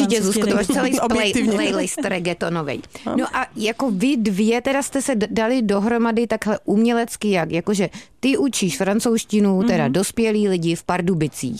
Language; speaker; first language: Czech; native; Czech